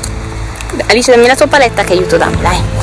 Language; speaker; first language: Italian; native; Italian